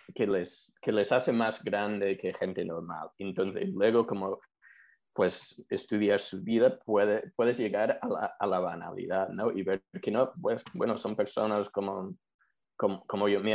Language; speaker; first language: Spanish; non-native, fluent; English